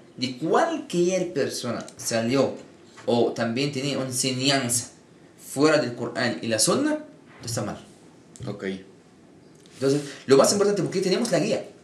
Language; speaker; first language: Spanish; non-native, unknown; Arabic